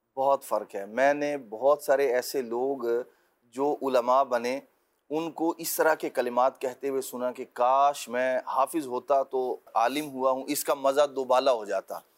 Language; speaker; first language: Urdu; non-native, local second language; Punjabi